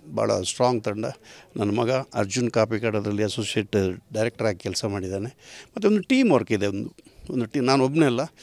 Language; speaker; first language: Kannada; non-native, local second language; Tulu